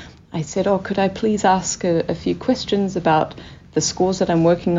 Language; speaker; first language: English; native; English